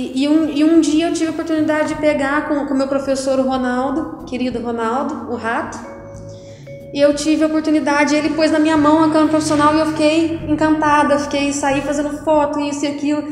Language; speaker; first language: Portuguese; native; Portuguese